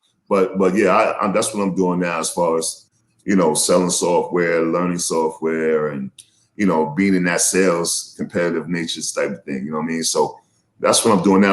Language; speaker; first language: English; native; English